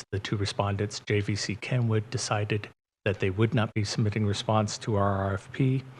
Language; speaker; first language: English; native; English